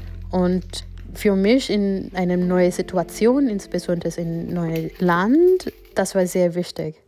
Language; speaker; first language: German; non-native, fluent; Gujarati